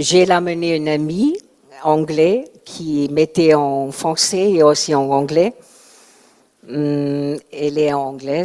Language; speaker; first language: French; non-native, learner; Chinese